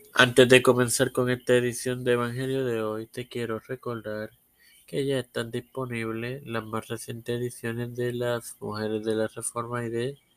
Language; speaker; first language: Spanish; native; Spanish